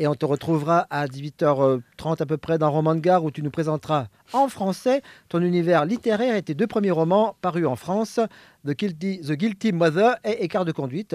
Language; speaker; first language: French; native; French